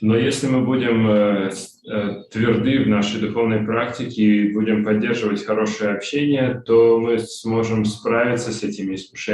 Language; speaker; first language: Russian; native; Russian